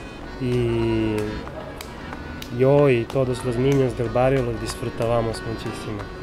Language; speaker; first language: Spanish; non-native, fluent; Serbian